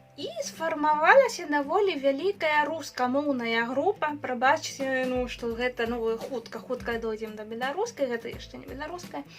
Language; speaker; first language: Belarusian; non-native, fluent; Spanish